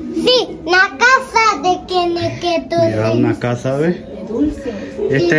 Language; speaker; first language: Spanish; early bilingual, other home language; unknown